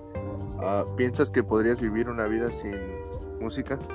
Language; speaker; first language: Spanish; early bilingual, heritage; Spanish